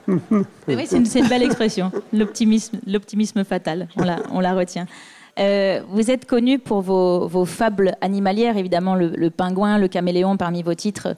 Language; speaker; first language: French; native; French